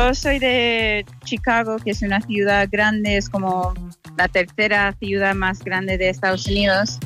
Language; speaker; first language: Spanish; non-native, fluent; English